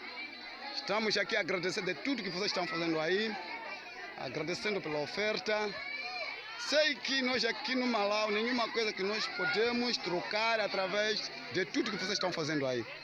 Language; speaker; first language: Portuguese; non-native, fluent; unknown